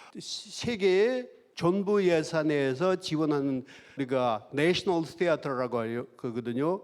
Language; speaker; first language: Korean; non-native, fluent; Russian